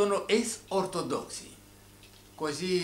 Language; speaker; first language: Italian; non-native, fluent; Romanian